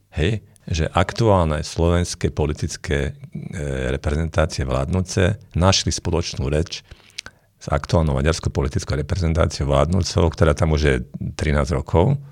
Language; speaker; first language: Slovak; non-native, local second language; Hungarian